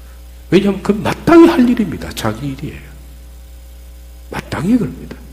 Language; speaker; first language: Korean; native; Korean